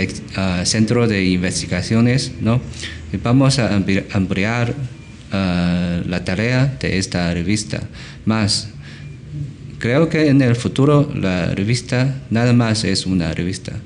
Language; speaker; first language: Spanish; non-native, learner; Chinese